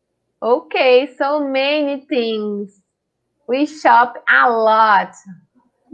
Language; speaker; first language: English; non-native, fluent; Portuguese